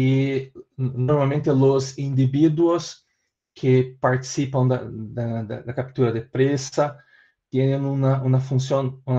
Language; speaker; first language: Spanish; non-native, learner; Portuguese